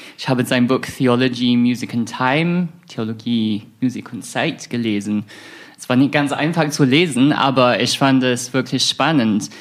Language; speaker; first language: German; non-native, fluent; English